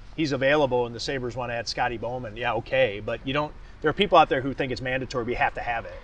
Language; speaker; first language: English; native; English